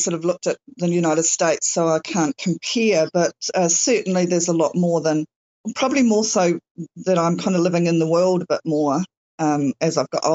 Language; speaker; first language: English; native; English